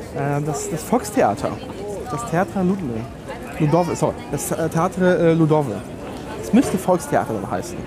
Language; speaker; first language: German; native; German